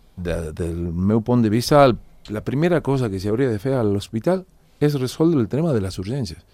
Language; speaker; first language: Catalan; non-native, fluent; Spanish